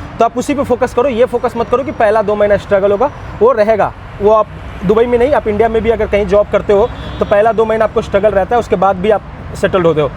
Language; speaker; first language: Hindi; non-native, local second language; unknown